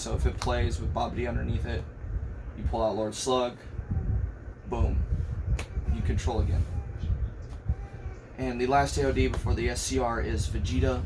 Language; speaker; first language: English; native; English